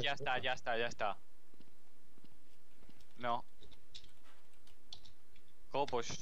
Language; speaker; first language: Spanish; native; Spanish